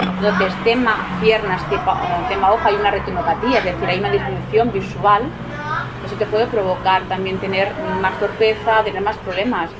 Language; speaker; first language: Spanish; non-native, local second language; Catalan